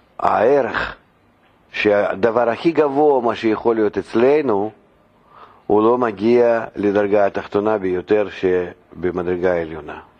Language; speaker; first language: Hebrew; non-native, fluent; Russian